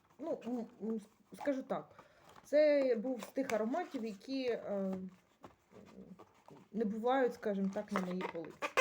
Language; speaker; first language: Ukrainian; native; Ukrainian